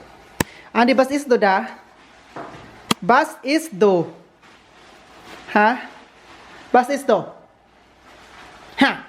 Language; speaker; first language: German; non-native, learner; Filipino